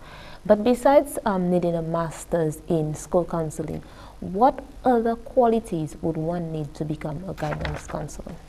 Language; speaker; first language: English; native; English